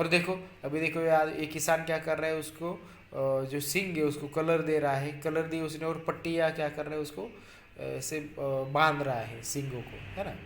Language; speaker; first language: Hindi; non-native, local second language; Marathi